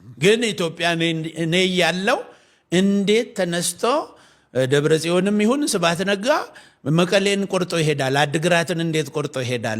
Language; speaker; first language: Amharic; non-native, local second language; Oromo